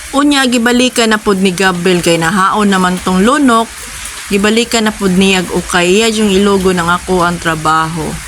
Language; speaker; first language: Cebuano; non-native, local second language; Hiligaynon